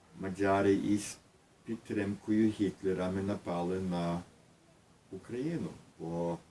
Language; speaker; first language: Ukrainian; early bilingual, heritage; Ukrainian